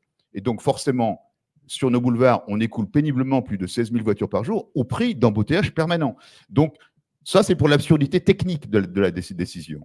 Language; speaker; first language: French; native; French